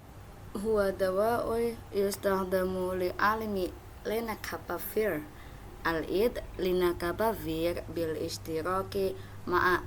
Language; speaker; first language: Arabic; non-native, learner; Indonesian